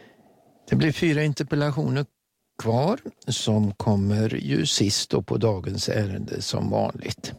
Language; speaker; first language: Swedish; native; Swedish